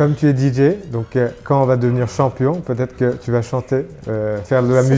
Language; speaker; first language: French; non-native, fluent; Turkish